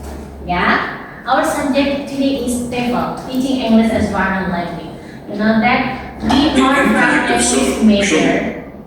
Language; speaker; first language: English; non-native, learner; Indonesian